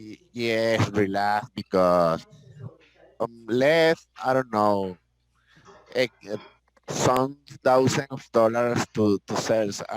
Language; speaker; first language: English; non-native, learner; Spanish